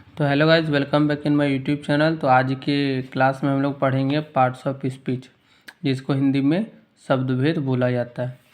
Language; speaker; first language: Hindi; native; Hindi